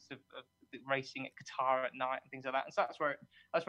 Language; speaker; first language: English; native; English